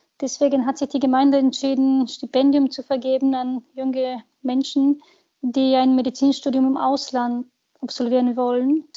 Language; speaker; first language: German; non-native, fluent; Bulgarian